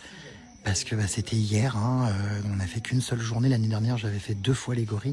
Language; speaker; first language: French; native; French